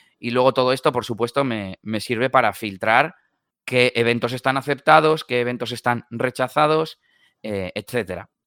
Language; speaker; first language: Spanish; native; Spanish